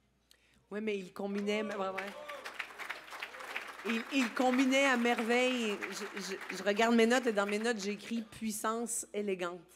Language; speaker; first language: French; native; French